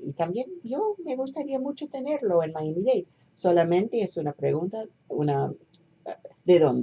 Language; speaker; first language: Spanish; non-native, fluent; English